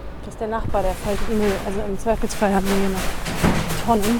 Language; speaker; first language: German; native; German